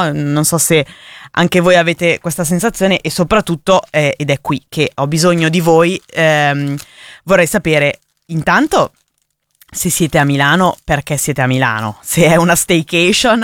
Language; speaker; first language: Italian; native; Italian